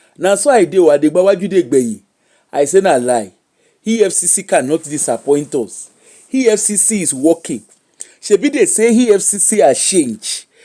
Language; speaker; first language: Nigerian Pidgin; non-native, local second language; Yoruba